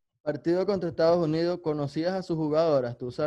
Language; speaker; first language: Spanish; native; Spanish